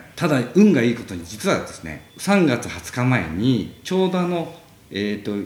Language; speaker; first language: Japanese; native; Japanese